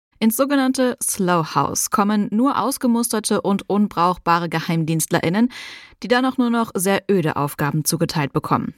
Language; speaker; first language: German; native; German